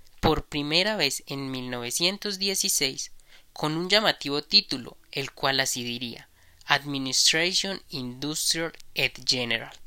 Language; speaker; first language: Spanish; native; Spanish